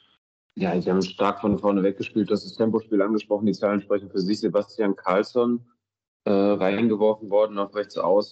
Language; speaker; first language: German; native; German